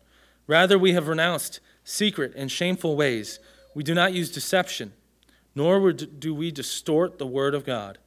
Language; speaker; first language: English; native; English